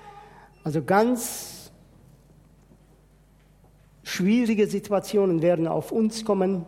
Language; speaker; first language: German; non-native, fluent; Persian